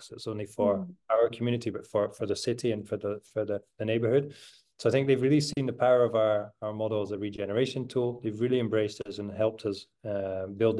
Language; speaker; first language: English; native; English